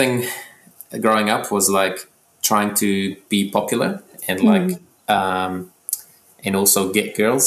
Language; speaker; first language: English; early bilingual, other home language; Arabic